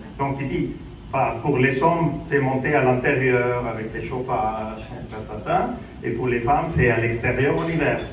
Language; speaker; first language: French; non-native, fluent; Spanish